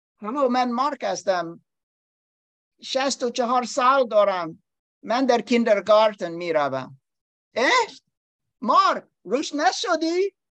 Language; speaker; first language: Persian; non-native, learner; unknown